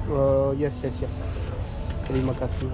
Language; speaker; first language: Indonesian; non-native, learner; French